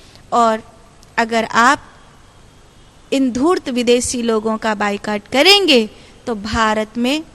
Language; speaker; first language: Hindi; native; Hindi